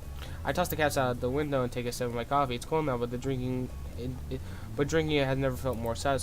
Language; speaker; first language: English; native; English